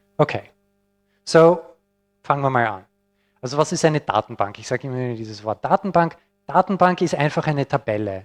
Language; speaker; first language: German; non-native, fluent; English